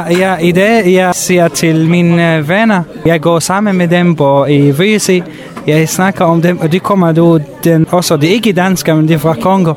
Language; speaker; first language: Danish; non-native, learner; Arabic